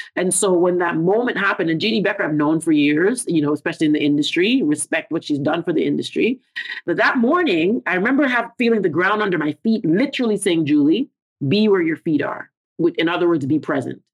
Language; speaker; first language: English; native; English